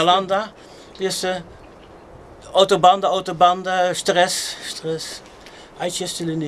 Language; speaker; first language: Romanian; non-native, learner; Dutch